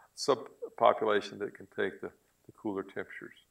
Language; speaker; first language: English; native; English